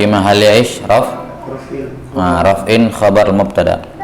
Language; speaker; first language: Arabic; non-native, fluent; Indonesian